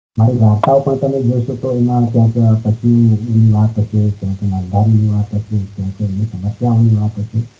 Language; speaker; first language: Gujarati; non-native, local second language; Sindhi